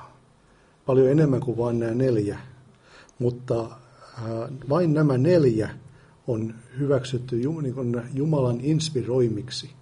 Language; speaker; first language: Finnish; native; Finnish